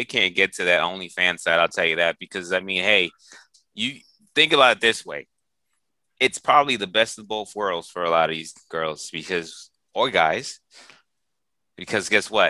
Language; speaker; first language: English; native; English